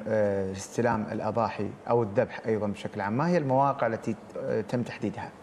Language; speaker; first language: Arabic; native; Arabic